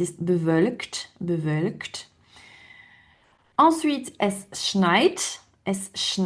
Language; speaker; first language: German; non-native, fluent; French